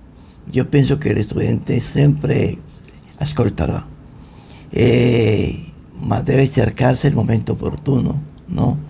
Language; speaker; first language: Italian; non-native, fluent; Spanish